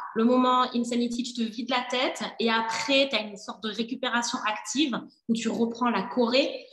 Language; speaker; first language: French; native; French